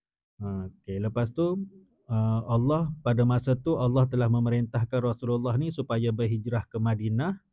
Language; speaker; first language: Malay; native; Malay